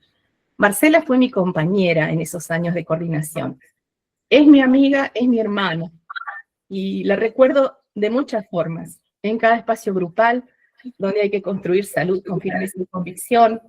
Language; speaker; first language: Spanish; native; Spanish